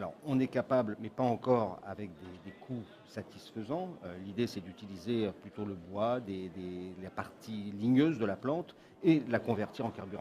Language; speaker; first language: French; native; French